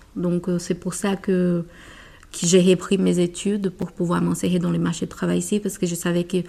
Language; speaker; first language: French; non-native, fluent; Portuguese